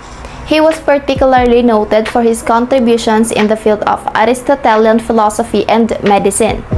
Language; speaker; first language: English; non-native, local second language; Filipino